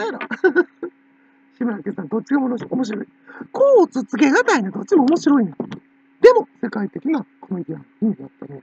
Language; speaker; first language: Japanese; native; Japanese